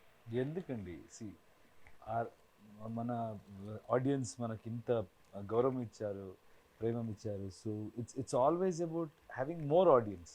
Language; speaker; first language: Telugu; non-native, learner; Kannada